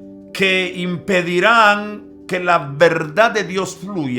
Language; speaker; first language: Spanish; native; Spanish